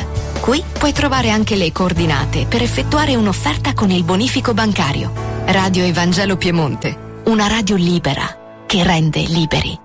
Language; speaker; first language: Italian; native; Italian